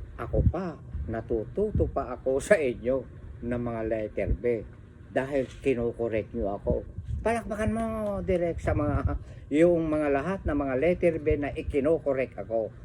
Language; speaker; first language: Filipino; native; Filipino